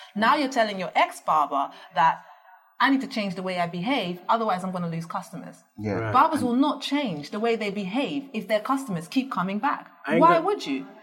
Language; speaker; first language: English; early bilingual, other home language; Dutch